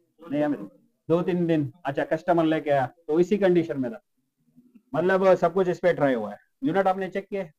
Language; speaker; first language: Urdu; non-native, local second language; Pashto